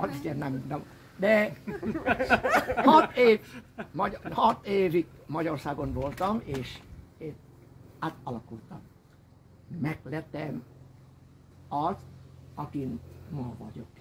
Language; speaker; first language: Hungarian; non-native, learner; Vietnamese